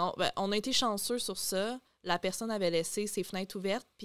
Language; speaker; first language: French; native; French